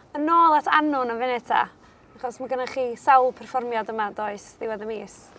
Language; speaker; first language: Welsh; native; Welsh